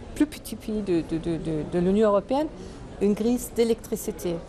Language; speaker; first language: French; non-native, fluent; German